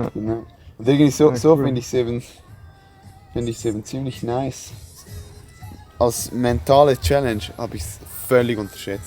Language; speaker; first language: German; native; German